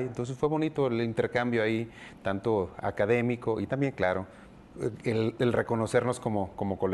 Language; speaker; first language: Spanish; native; Spanish